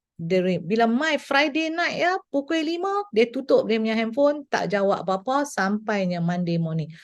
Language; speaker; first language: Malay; native; Malay